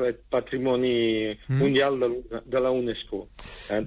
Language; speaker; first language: Catalan; non-native, local second language; French